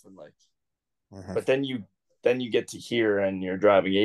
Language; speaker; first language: English; native; English